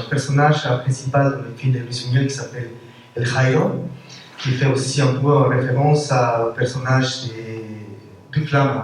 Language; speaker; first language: French; non-native, fluent; Spanish